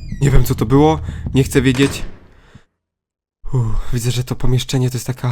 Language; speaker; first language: Polish; native; Polish